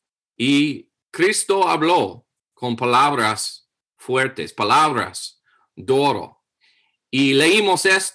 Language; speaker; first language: Spanish; non-native, fluent; English